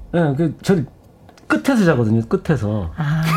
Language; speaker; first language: Korean; native; Korean